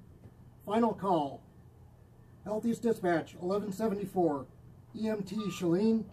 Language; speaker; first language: English; native; English